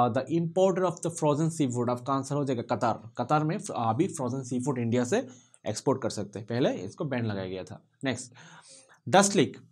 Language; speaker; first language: Hindi; non-native, local second language; Bangla